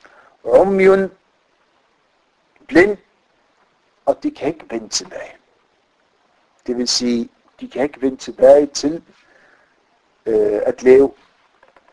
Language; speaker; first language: Danish; non-native, fluent; Arabic